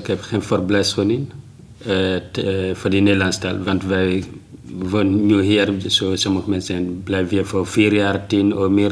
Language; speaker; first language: Dutch; non-native, learner; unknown